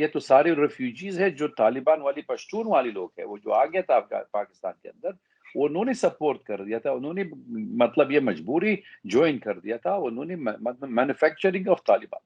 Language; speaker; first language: Hindi; non-native, fluent; Arabic